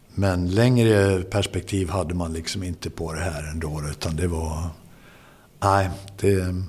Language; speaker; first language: Swedish; native; Swedish